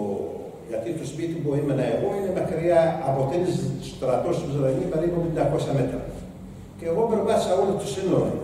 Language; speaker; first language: Greek; non-native, learner; Arabic